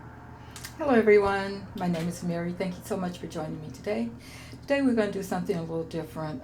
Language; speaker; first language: English; native; English